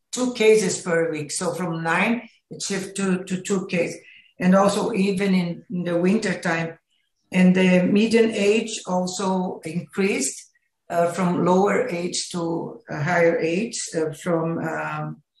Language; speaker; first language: English; non-native, fluent; Portuguese